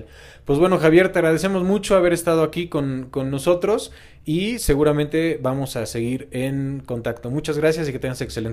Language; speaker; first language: Spanish; native; Spanish